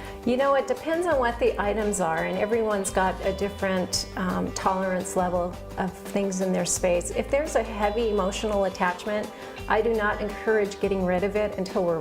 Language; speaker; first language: English; native; English